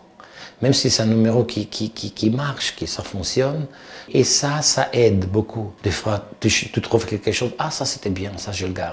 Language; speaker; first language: French; non-native, fluent; Italian